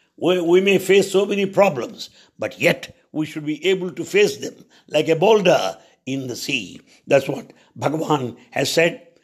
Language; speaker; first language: English; non-native, local second language; Telugu